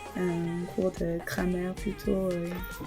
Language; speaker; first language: French; non-native, learner; English